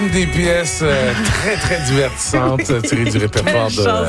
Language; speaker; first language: French; native; French